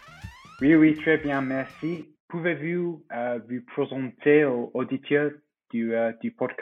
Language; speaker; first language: French; non-native, fluent; English